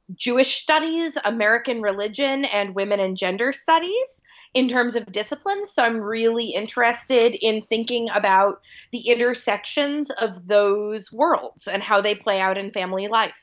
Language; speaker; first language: English; early bilingual, other home language; Hindi